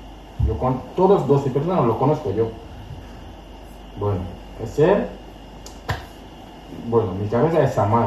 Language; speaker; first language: Spanish; non-native, learner; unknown